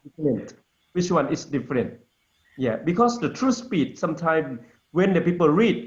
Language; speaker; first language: English; non-native, learner; Lao